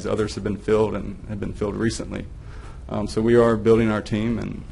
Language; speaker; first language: English; native; English